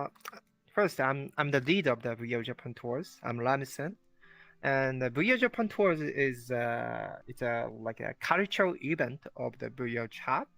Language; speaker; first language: English; non-native, learner; Japanese